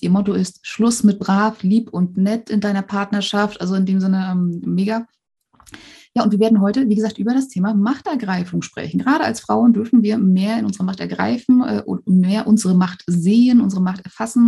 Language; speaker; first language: German; native; German